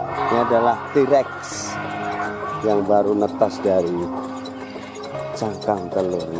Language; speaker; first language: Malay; non-native, local second language; Javanese